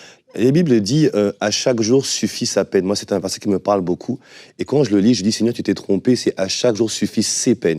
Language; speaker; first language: French; native; French